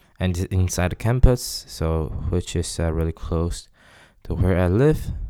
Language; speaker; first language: English; non-native, fluent; Chinese